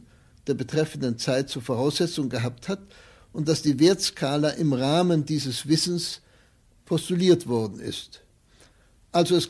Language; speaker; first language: German; native; German